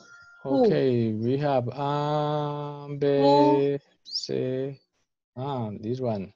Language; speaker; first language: English; non-native, fluent; Spanish